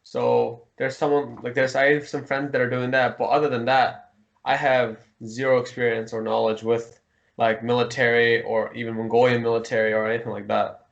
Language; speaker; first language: English; early bilingual, heritage; Mongolian